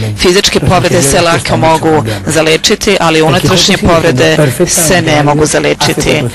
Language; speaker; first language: Serbian; non-native, fluent; Spanish